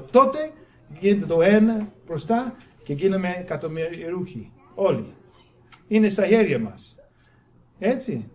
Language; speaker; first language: Greek; non-native, fluent; English